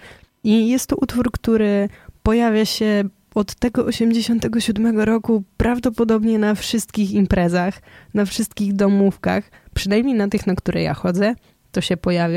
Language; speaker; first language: Polish; native; Polish